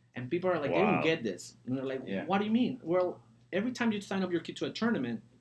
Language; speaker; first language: English; early bilingual, other home language; Spanish